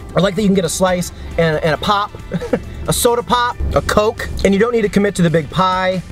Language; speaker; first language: English; native; English